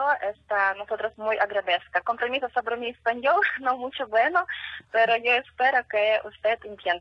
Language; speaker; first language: Spanish; non-native, learner; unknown